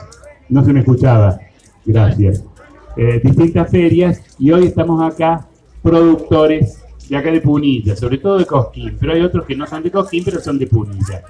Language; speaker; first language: Spanish; native; Spanish